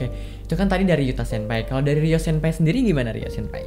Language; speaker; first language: Indonesian; native; Indonesian